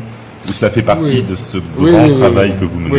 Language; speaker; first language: French; native; French